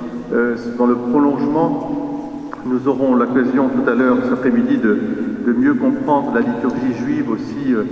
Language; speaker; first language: French; native; French